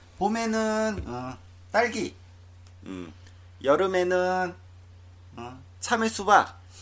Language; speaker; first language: Korean; non-native, fluent; Chinese